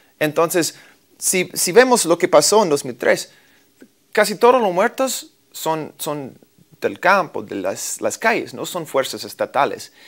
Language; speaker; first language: Spanish; non-native, fluent; English